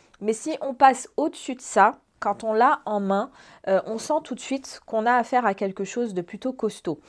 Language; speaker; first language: French; native; French